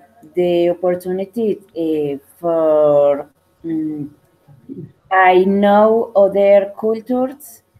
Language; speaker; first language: English; non-native, learner; Spanish